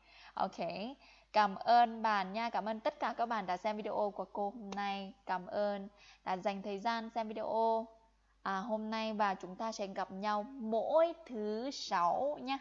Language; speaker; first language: Vietnamese; non-native, fluent; Lao